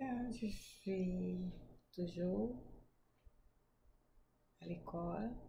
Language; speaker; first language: French; non-native, local second language; Haitian Creole